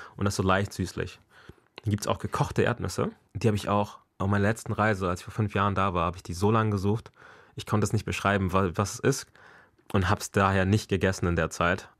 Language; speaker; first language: German; early bilingual, other home language; Akan